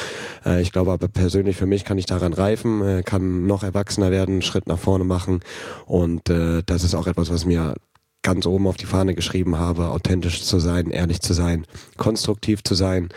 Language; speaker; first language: German; native; German